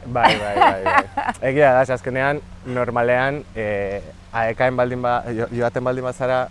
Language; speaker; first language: Basque; non-native, fluent; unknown